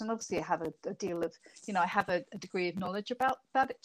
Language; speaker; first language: English; native; English